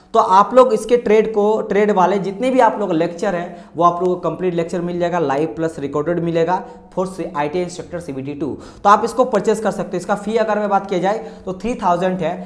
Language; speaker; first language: Hindi; non-native, local second language; Marathi